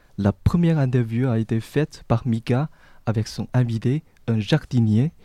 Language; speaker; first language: French; non-native, learner; Chinese